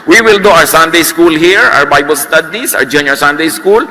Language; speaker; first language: English; non-native, local second language; Filipino